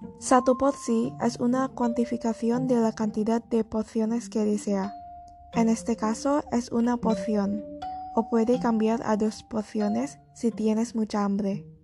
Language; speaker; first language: Spanish; non-native, learner; Indonesian